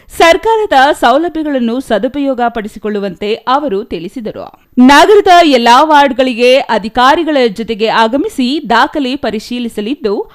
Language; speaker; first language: Kannada; native; Kannada